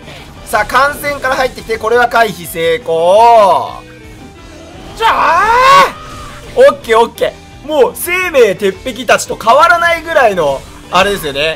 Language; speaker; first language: Japanese; native; Japanese